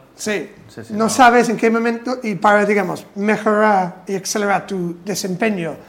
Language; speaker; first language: Spanish; non-native, fluent; English